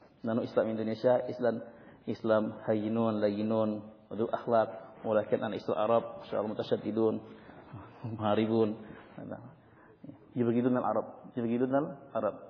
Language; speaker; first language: Arabic; non-native, learner; Indonesian